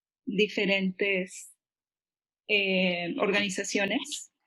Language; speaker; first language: Spanish; early bilingual, heritage; Spanish